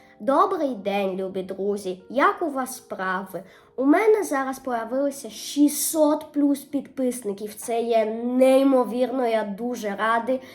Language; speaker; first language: Ukrainian; early bilingual, heritage; Ukrainian